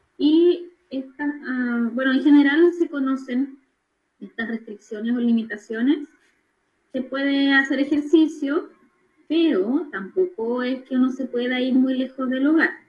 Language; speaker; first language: Spanish; native; Spanish